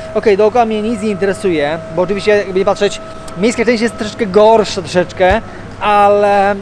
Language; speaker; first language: Polish; native; Polish